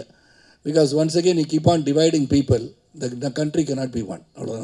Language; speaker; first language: Tamil; native; Tamil